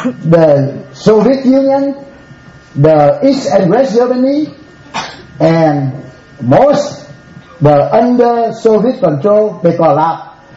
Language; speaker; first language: English; non-native, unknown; Vietnamese